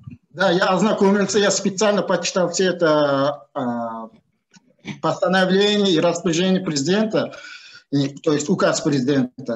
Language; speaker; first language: Russian; non-native, local second language; Uzbek